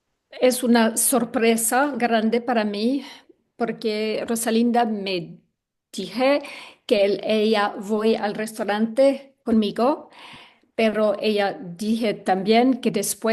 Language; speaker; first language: Spanish; non-native, learner; English